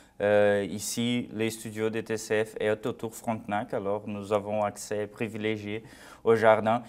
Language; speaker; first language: French; non-native, fluent; Portuguese